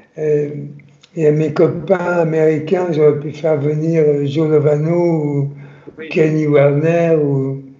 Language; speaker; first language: French; early bilingual, other home language; Italian